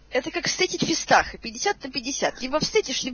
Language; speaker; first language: Russian; native; Russian